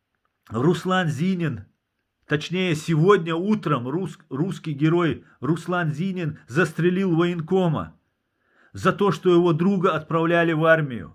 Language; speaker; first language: Russian; non-native, local second language; Chechen